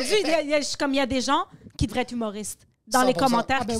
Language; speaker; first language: French; native; French